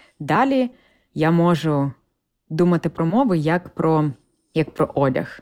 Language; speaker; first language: Ukrainian; native; Ukrainian